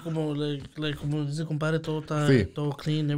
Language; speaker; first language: Spanish; native; Spanish